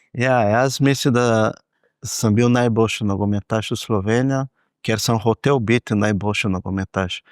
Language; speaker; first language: Slovenian; non-native, fluent; Portuguese